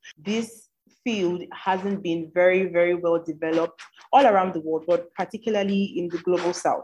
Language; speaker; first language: English; non-native, local second language; Yoruba